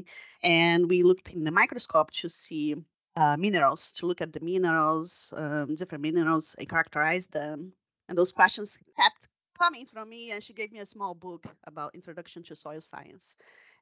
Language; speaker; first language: English; non-native, fluent; Portuguese